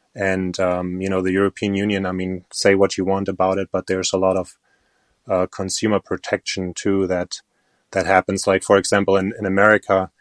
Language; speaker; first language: English; non-native, fluent; German